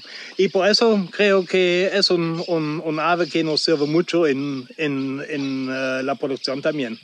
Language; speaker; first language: Spanish; non-native, local second language; German